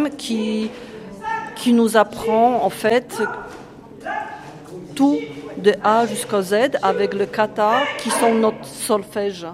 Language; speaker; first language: French; non-native, fluent; Polish